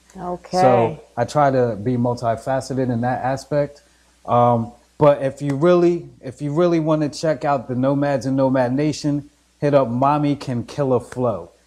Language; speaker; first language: English; native; English